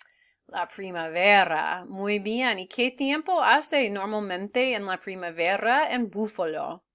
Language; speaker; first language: Spanish; non-native, fluent; English